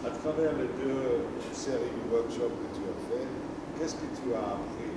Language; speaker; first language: French; non-native, fluent; English